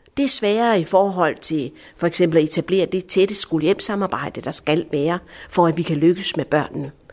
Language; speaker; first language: Danish; early bilingual, other home language; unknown